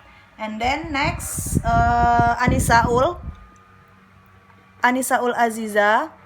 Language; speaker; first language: English; non-native, learner; Indonesian